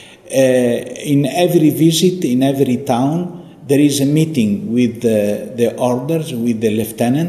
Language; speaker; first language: English; non-native, fluent; Italian